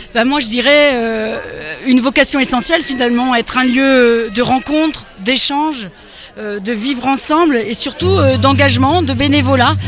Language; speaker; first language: French; native; French